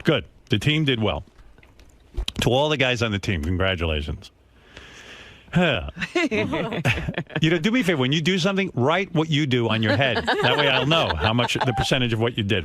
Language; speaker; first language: English; native; English